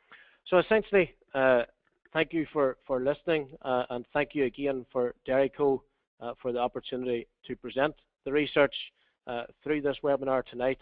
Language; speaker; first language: English; native; English